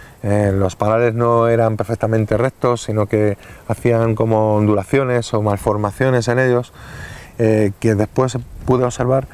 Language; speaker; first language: Spanish; native; Spanish